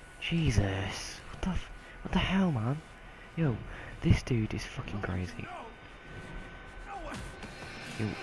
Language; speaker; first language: English; native; English